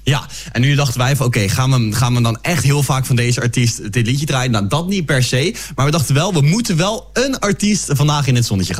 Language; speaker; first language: Dutch; native; Dutch